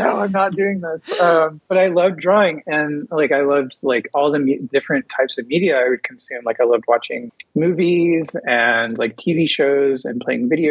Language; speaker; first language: English; native; English